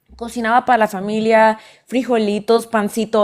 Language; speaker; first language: Spanish; early bilingual, other home language; English